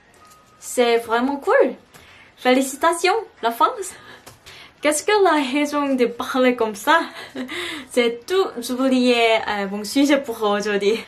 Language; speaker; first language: French; non-native, learner; Korean